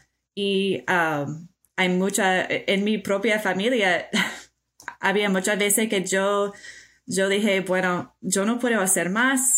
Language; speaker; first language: Spanish; non-native, fluent; English